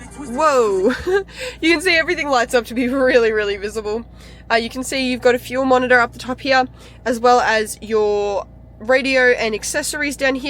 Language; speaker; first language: English; native; English